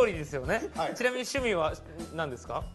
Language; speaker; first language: Japanese; native; Japanese